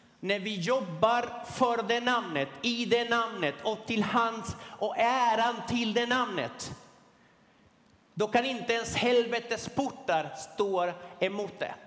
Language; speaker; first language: Swedish; non-native, fluent; Spanish